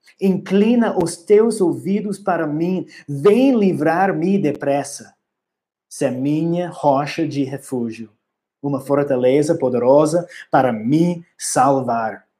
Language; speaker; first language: Portuguese; non-native, learner; English